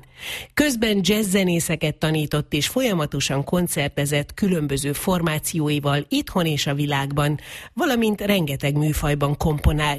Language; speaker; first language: Hungarian; native; Hungarian